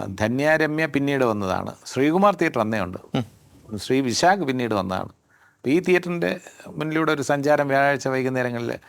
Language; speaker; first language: Malayalam; native; Malayalam